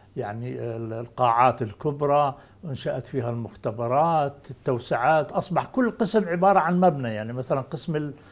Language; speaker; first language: Arabic; native; Arabic